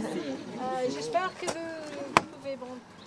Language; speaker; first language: French; non-native, fluent; English